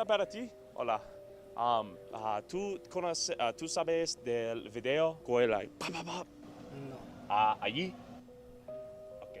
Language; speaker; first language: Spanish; non-native, learner; English